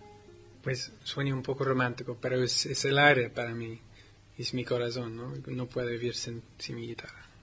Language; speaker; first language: Spanish; non-native, learner; English